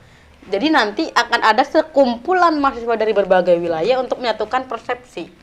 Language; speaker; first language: Indonesian; native; Indonesian